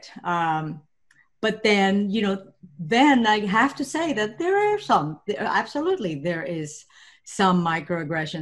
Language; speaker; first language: English; non-native, fluent; Spanish